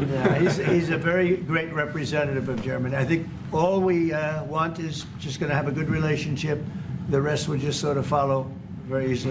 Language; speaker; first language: English; native; English